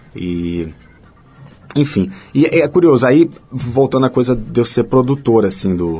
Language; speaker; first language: Portuguese; native; Portuguese